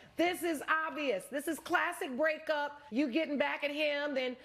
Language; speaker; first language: English; native; English